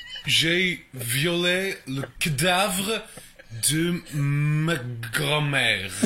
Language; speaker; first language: French; native; French